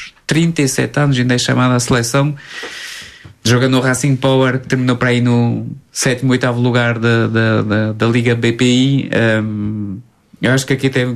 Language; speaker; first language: Portuguese; native; Portuguese